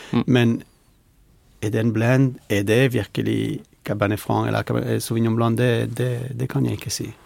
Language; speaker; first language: Norwegian; non-native, fluent; French